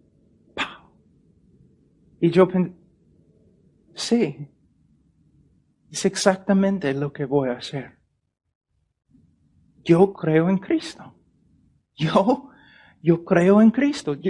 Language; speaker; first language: Spanish; non-native, fluent; English